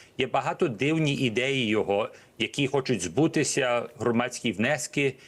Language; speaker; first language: Ukrainian; early bilingual, heritage; Ukrainian